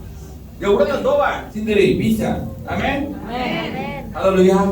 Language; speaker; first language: Indonesian; non-native, learner; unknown